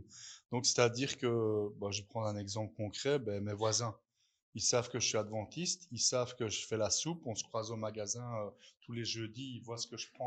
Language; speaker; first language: French; native; French